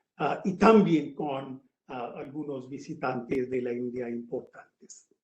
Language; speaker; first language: Spanish; non-native, fluent; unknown